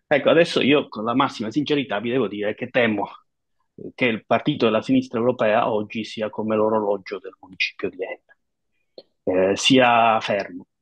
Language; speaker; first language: Italian; native; Italian